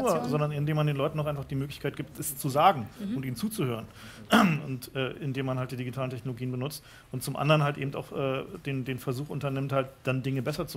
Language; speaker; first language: German; native; German